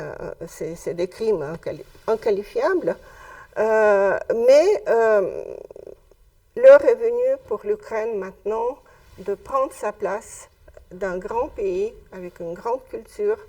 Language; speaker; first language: French; non-native, fluent; Russian